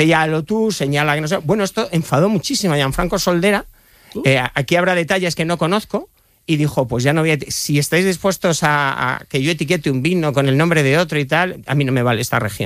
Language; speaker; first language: Spanish; native; Spanish